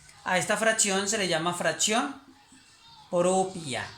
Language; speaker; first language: Spanish; native; Spanish